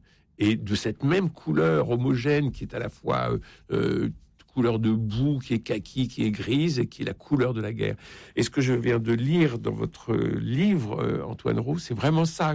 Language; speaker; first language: French; native; French